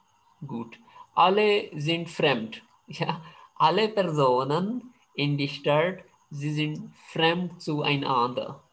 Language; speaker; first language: German; non-native, fluent; Urdu